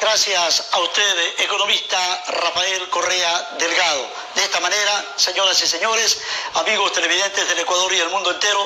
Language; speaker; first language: Spanish; native; Spanish